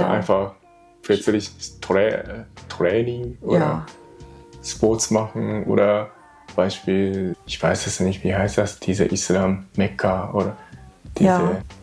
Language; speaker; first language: German; non-native, learner; Japanese